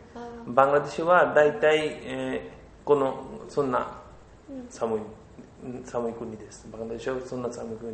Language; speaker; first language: Japanese; non-native, learner; Bangla